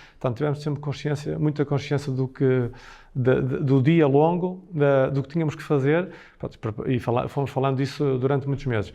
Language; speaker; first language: Portuguese; native; Portuguese